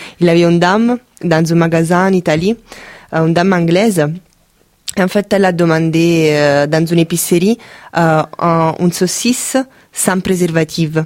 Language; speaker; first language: French; non-native, fluent; Italian